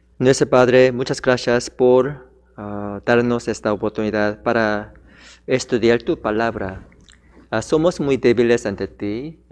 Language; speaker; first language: Spanish; non-native, learner; Korean